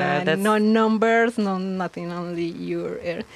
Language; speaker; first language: English; non-native, learner; Spanish